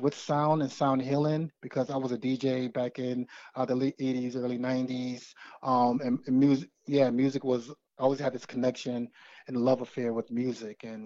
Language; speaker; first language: English; native; English